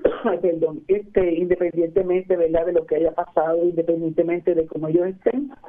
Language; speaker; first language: Spanish; native; Spanish